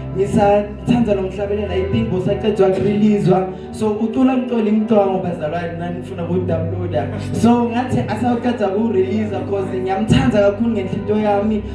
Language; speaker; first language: Zulu; non-native, local second language; Swati